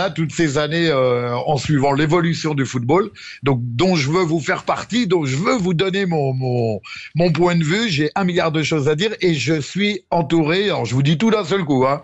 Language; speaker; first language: French; native; French